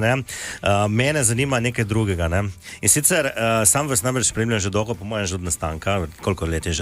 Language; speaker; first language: Slovenian; native; Slovenian